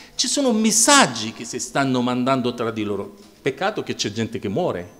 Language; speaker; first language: Italian; non-native, fluent; Arabic